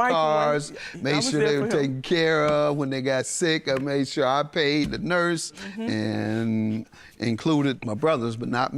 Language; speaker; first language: English; native; English